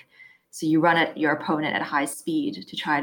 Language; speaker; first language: English; non-native, local second language; Cantonese